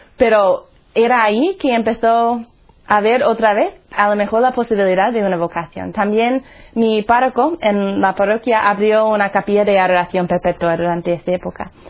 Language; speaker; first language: Spanish; non-native, fluent; English